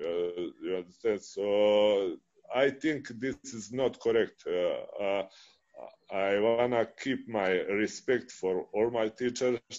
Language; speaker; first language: English; non-native, fluent; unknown